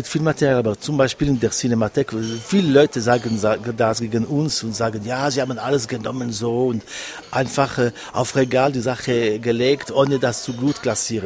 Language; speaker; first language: German; non-native, local second language; French